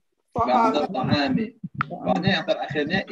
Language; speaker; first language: Arabic; non-native, fluent; Indonesian